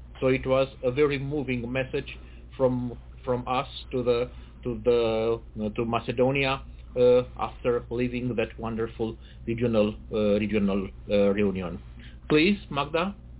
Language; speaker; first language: English; non-native, fluent; Romanian